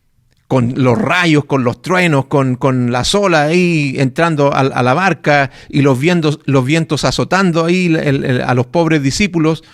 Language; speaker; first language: Spanish; native; Spanish